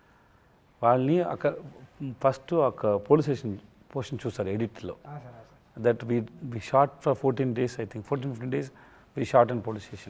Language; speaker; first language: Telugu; non-native, learner; Tamil